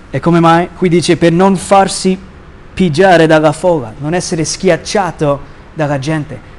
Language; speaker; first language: Italian; non-native, fluent; English